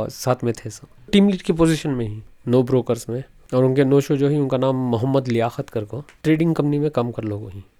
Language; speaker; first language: Hindi; non-native, local second language; Urdu